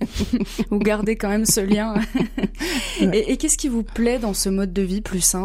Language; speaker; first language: French; native; French